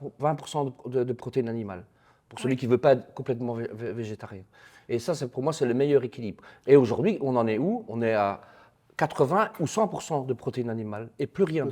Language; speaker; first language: French; native; French